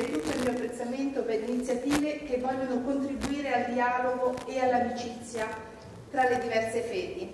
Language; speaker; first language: Italian; native; Italian